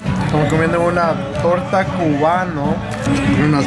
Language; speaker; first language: Spanish; early bilingual, heritage; Spanish